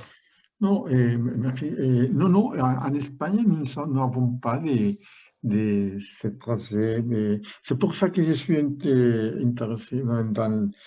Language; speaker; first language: French; non-native, learner; Spanish